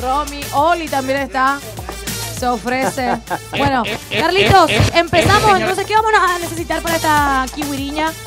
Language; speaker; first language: Spanish; native; Spanish